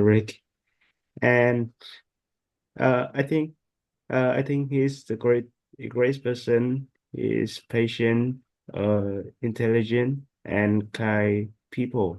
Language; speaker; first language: English; non-native, learner; Vietnamese